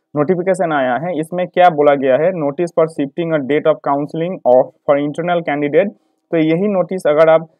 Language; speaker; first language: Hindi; non-native, local second language; Bangla